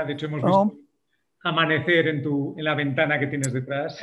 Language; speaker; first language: Spanish; native; Spanish